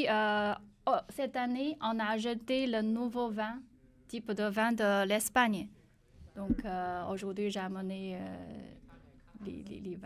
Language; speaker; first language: French; non-native, learner; Chinese